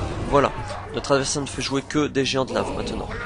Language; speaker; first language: French; native; French